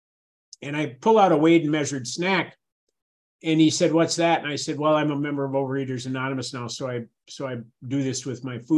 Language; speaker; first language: English; native; English